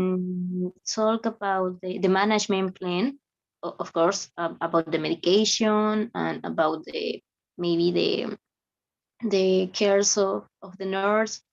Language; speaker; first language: English; non-native, learner; Spanish